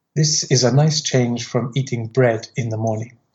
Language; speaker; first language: English; native; English